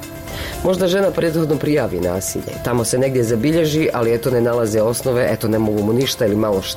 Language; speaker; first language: Serbian; native; Serbian